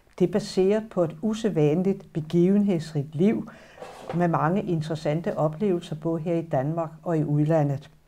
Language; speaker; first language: Danish; native; Danish